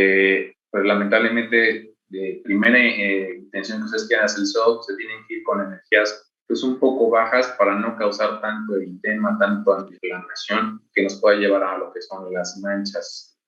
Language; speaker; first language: Spanish; native; Spanish